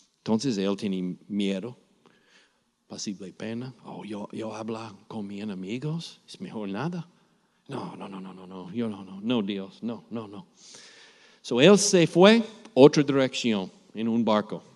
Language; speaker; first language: Spanish; non-native, learner; English